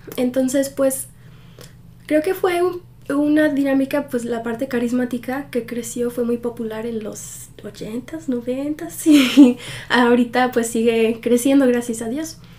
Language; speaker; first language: Spanish; early bilingual, heritage; Spanish